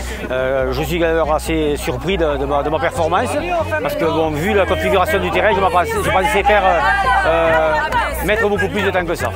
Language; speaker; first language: French; native; French